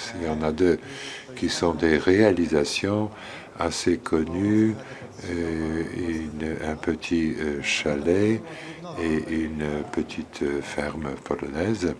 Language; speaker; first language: French; non-native, fluent; Polish